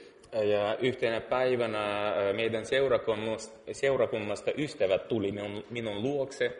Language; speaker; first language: Finnish; non-native, fluent; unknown